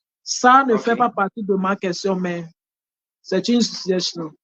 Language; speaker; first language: French; non-native, fluent; Ewe